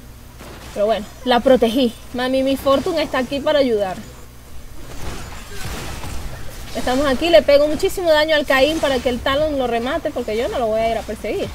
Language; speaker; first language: Spanish; native; Spanish